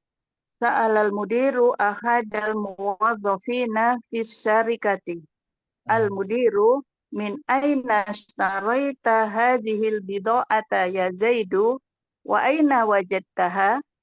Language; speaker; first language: Arabic; non-native, learner; Indonesian